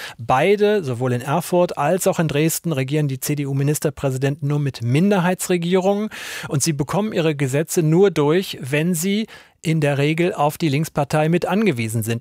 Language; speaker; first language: German; native; German